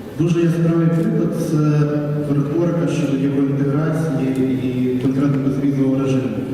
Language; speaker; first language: Ukrainian; native; Ukrainian